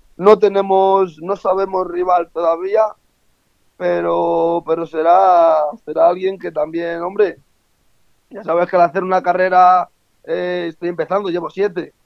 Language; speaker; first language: Spanish; native; Spanish